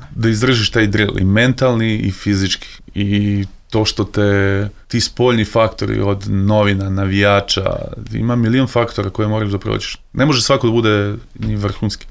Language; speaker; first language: Serbian; native; Serbian